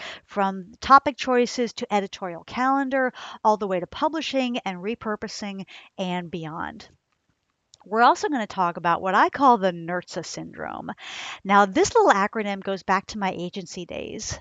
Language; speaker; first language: English; native; English